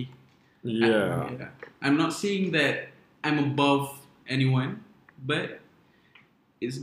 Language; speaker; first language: English; non-native, local second language; Malay